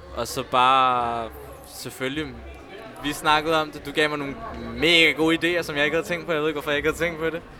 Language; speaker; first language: Danish; early bilingual, other home language; Spanish